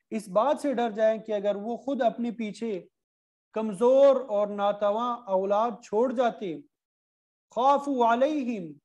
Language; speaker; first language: Urdu; native; Urdu